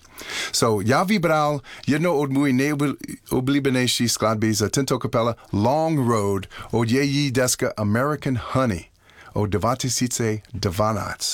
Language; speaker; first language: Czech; non-native, learner; English